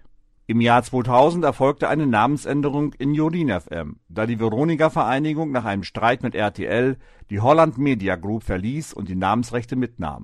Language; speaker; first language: German; native; German